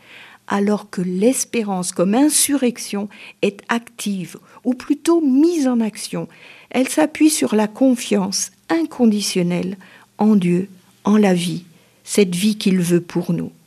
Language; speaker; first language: French; native; French